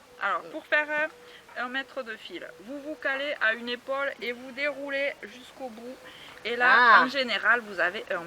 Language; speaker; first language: French; native; French